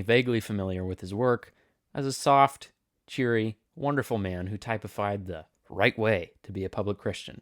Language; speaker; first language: English; native; English